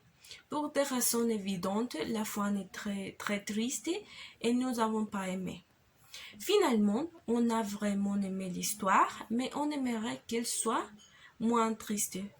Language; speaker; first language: French; non-native, learner; Spanish